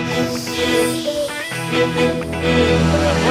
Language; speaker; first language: Turkish; native; Turkish